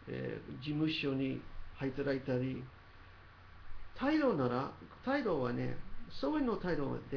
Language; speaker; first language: Japanese; non-native, learner; English